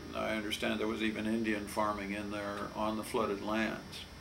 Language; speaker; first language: English; native; English